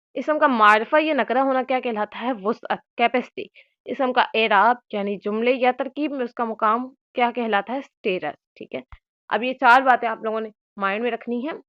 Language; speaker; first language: Urdu; native; Urdu